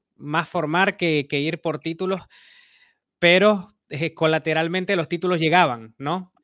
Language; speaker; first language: Spanish; native; Spanish